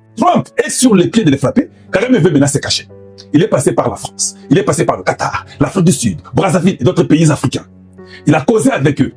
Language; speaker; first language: French; non-native, local second language; Lingala